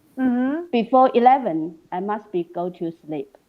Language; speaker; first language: English; non-native, learner; Chinese